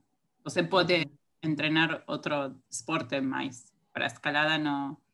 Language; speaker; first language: Portuguese; non-native, fluent; Spanish